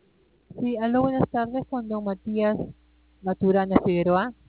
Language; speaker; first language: Spanish; native; Spanish